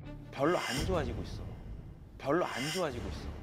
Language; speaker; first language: Korean; native; Korean